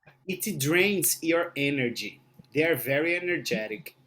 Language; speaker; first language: English; non-native, fluent; Portuguese